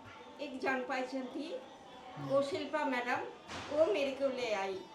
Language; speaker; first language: Hindi; non-native, local second language; Bangla